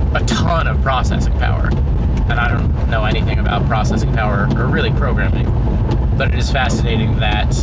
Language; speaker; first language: English; native; English